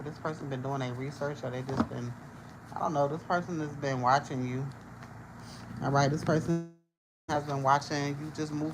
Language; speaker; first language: English; native; English